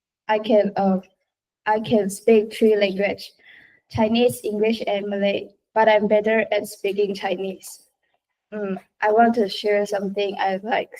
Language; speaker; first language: English; non-native, local second language; Chinese